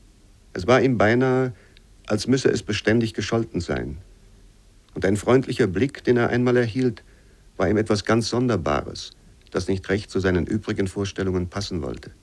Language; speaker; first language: German; native; German